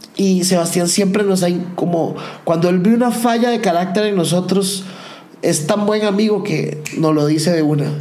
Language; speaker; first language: Spanish; native; Spanish